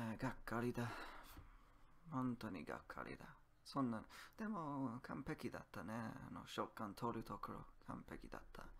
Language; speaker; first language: Japanese; non-native, learner; English